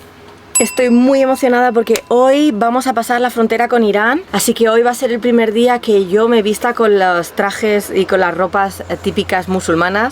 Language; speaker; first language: Spanish; native; Spanish